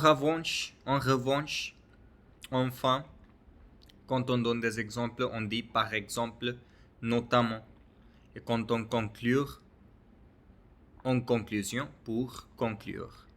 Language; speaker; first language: French; non-native, learner; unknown